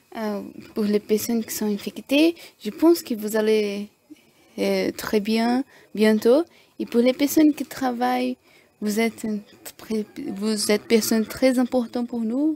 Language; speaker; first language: French; non-native, learner; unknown